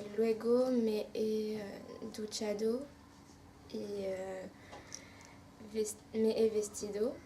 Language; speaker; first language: Spanish; non-native, learner; French